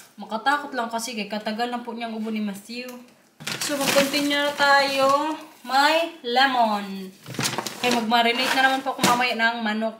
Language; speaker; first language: Filipino; non-native, local second language; Waray